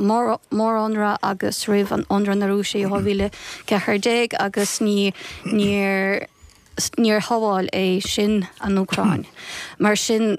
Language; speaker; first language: Irish; non-native, fluent; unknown